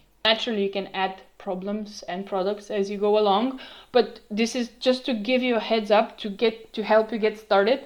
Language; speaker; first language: English; non-native, fluent; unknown